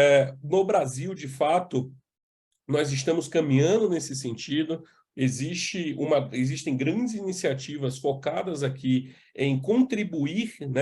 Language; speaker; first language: Portuguese; native; Portuguese